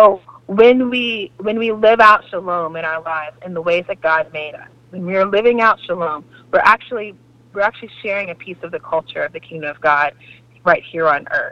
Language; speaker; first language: English; native; English